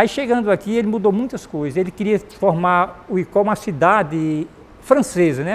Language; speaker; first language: Portuguese; native; Portuguese